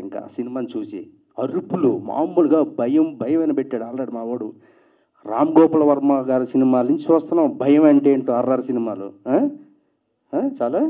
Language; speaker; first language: Telugu; native; Telugu